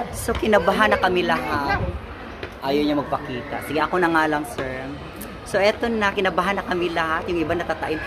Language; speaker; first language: Filipino; native; Filipino